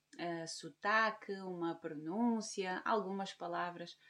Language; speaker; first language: Portuguese; native; Portuguese